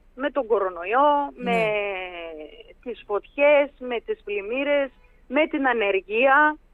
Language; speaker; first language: Greek; non-native, fluent; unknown